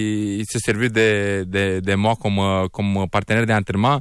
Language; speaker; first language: French; non-native, fluent; Romanian